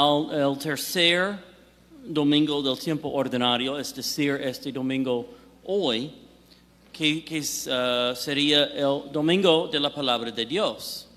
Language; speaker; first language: Spanish; non-native, fluent; English